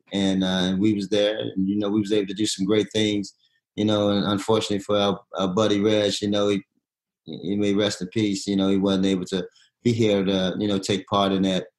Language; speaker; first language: English; native; English